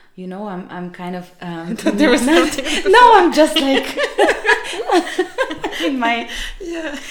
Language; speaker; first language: English; non-native, fluent; Serbian